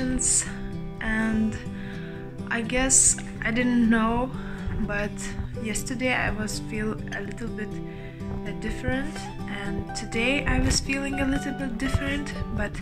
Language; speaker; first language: English; non-native, learner; Lithuanian